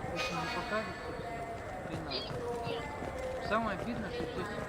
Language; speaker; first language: Russian; native; Russian